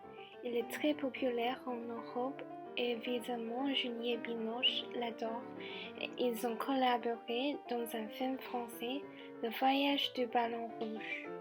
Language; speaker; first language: French; non-native, fluent; Chinese